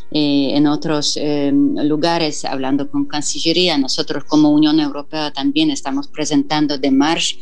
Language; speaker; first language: Spanish; non-native, fluent; Polish